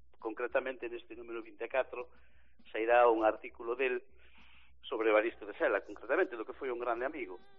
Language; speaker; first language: Galician; native; Galician